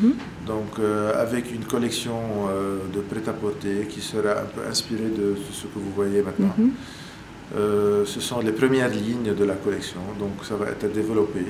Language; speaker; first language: French; non-native, local second language; Arabic